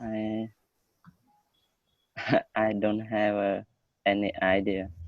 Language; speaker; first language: English; non-native, learner; Vietnamese